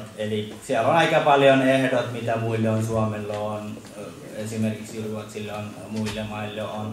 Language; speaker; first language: Finnish; non-native, learner; Turkish